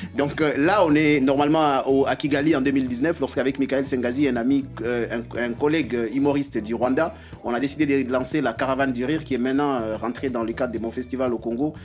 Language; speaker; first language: French; non-native, local second language; Swahili